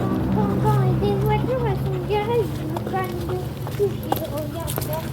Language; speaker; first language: French; native; French